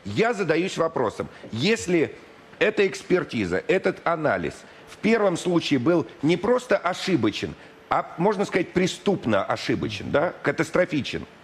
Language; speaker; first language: Russian; native; Russian